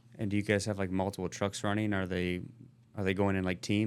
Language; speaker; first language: English; native; English